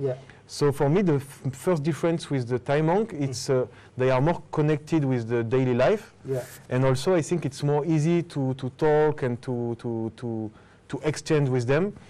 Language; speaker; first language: English; non-native, fluent; French